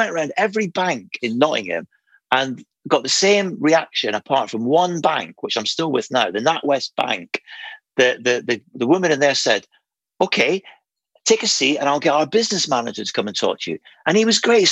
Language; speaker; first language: English; native; English